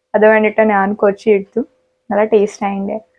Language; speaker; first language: Malayalam; non-native, local second language; Hindi